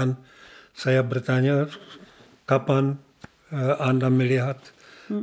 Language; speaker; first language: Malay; non-native, learner; Czech